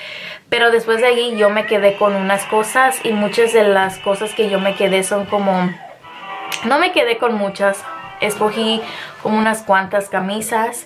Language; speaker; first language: Spanish; early bilingual, heritage; Spanish